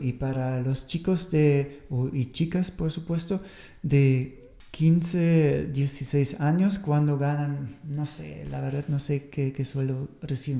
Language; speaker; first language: Spanish; non-native, fluent; German